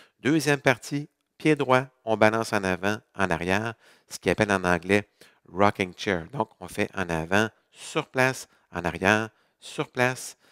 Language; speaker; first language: French; native; French